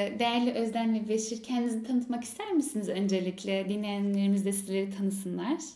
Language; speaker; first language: Turkish; early bilingual, heritage; Turkish